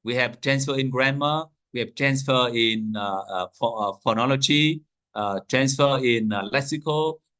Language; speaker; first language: English; non-native, fluent; Vietnamese